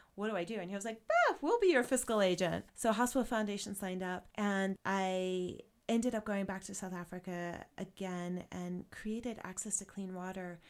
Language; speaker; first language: English; native; English